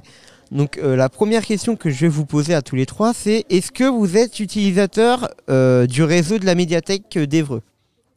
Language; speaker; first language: French; native; French